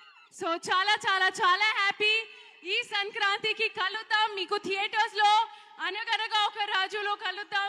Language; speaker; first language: Telugu; non-native, learner; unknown